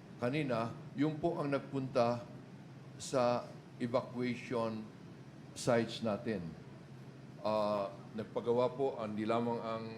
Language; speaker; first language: Filipino; native; Filipino